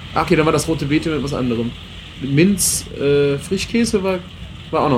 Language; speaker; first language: German; native; German